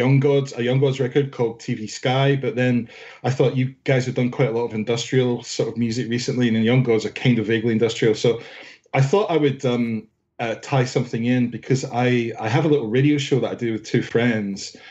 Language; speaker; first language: English; native; English